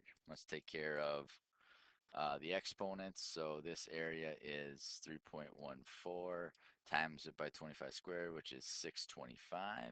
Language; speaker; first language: English; native; English